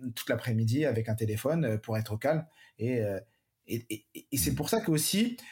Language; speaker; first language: French; native; French